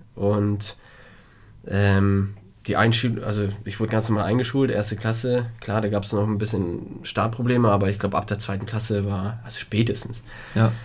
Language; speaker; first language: German; early bilingual, other home language; Polish